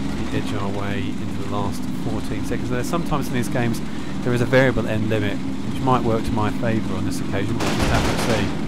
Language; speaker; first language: English; native; English